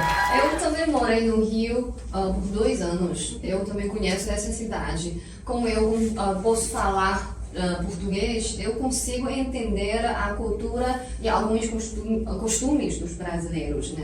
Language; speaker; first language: Portuguese; non-native, fluent; Chinese